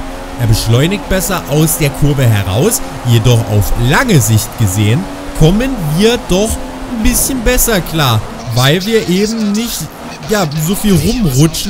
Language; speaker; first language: German; native; German